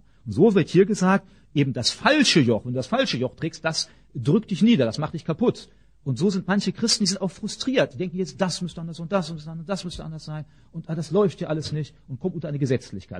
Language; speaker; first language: German; native; German